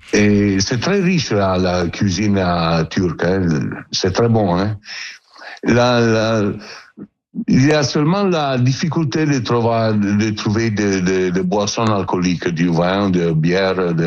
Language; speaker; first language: French; non-native, learner; Italian